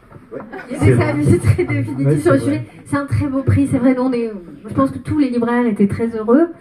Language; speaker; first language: French; native; French